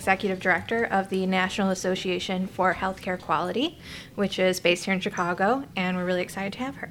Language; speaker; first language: English; native; English